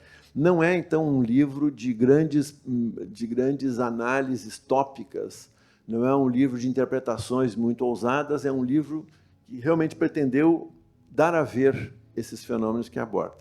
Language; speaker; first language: Portuguese; native; Portuguese